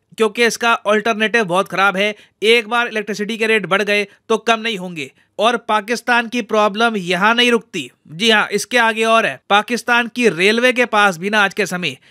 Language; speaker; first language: Hindi; native; Hindi